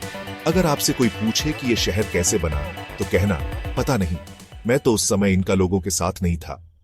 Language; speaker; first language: Hindi; native; Hindi